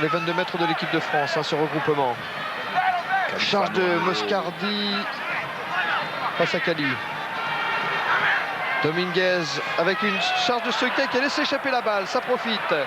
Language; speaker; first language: French; native; French